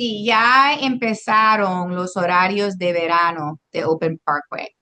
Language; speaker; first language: Spanish; non-native, local second language; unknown